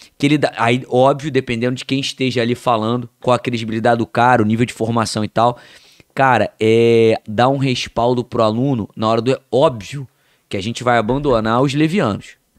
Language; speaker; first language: Portuguese; native; Portuguese